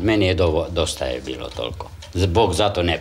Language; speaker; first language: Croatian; non-native, local second language; Hungarian